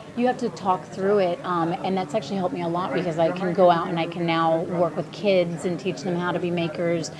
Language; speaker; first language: English; early bilingual, other home language; Ukrainian